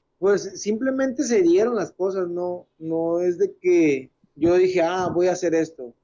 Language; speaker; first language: Spanish; native; Spanish